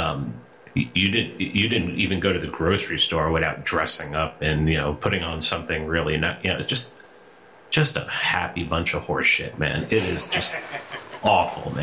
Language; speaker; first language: English; native; English